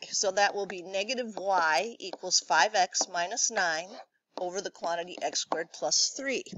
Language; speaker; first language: English; native; English